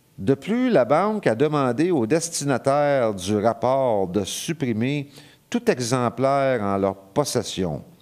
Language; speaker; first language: French; native; French